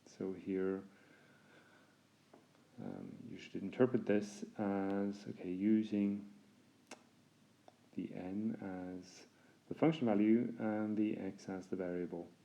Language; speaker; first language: English; non-native, fluent; Norwegian